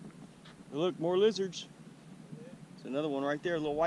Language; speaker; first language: English; native; English